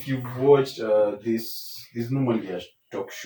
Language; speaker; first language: English; non-native, local second language; Swahili